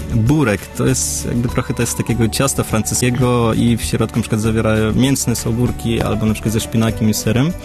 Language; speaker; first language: Polish; early bilingual, other home language; Russian